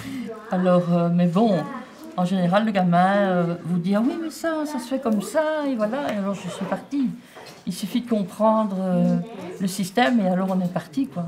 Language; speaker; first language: French; native; French